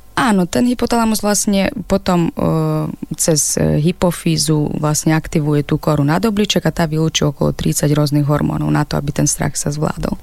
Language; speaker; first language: Slovak; non-native, fluent; Ukrainian